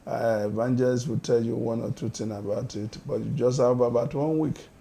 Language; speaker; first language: English; non-native, local second language; Yoruba